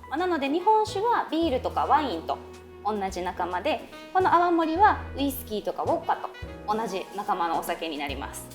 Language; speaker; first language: Japanese; native; Japanese